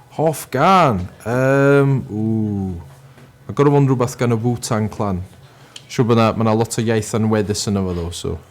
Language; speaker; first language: Welsh; native; Welsh